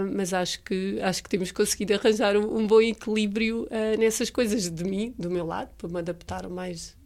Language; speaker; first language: Portuguese; native; Portuguese